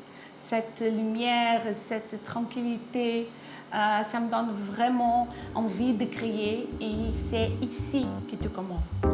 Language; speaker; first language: French; non-native, fluent; Portuguese